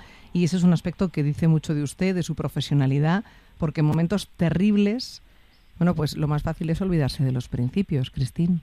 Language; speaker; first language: Spanish; native; Spanish